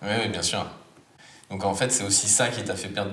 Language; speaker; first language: French; native; French